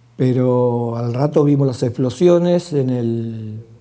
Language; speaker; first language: Spanish; native; Spanish